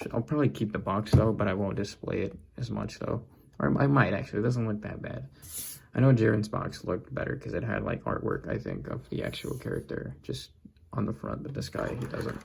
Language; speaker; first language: English; native; English